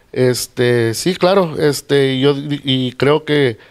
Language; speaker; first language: Spanish; early bilingual, heritage; Spanish